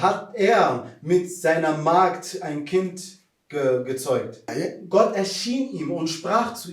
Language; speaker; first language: German; non-native, fluent; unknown